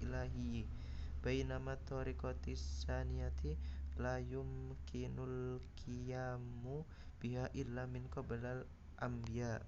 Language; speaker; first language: Arabic; non-native, learner; Indonesian